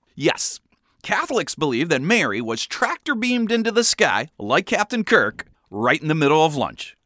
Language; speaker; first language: English; native; English